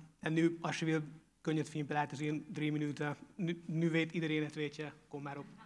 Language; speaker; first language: Dutch; non-native, fluent; Hungarian